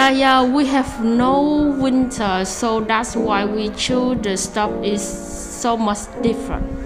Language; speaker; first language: English; non-native, learner; Vietnamese